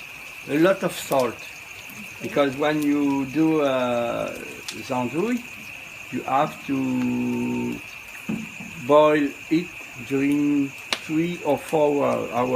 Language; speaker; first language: English; non-native, learner; French